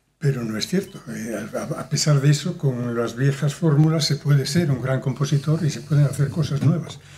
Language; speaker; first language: Spanish; native; Spanish